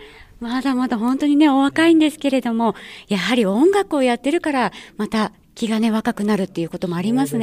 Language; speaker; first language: Japanese; native; Japanese